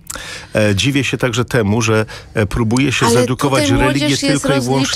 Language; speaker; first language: Polish; native; Polish